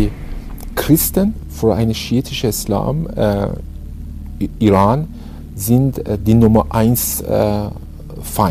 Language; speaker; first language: German; non-native, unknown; Persian